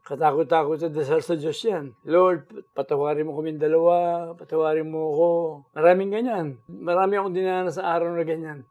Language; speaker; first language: Filipino; native; Filipino